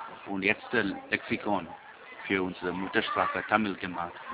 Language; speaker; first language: German; non-native, fluent; Tamil